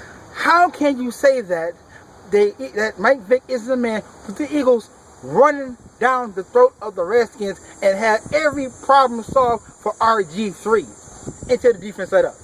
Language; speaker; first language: English; native; English